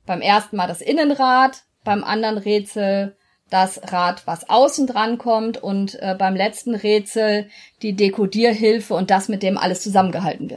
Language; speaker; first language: German; native; German